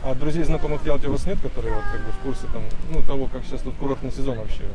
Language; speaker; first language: Russian; native; Russian